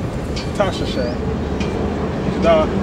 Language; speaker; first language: Chinese; non-native, learner; English